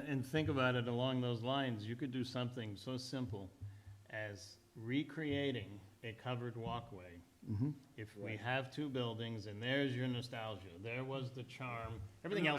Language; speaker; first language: English; native; English